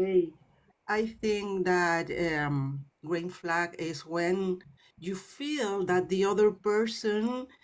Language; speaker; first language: English; non-native, learner; Spanish